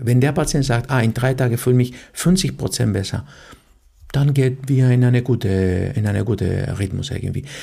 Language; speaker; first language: German; non-native, fluent; Spanish